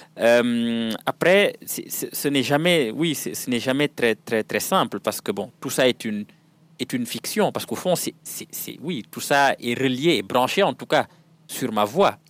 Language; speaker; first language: French; non-native, local second language; Serer